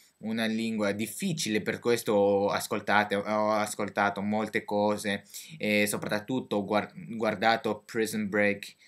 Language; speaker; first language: Italian; non-native, learner; French